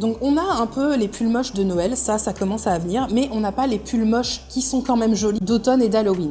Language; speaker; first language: French; native; French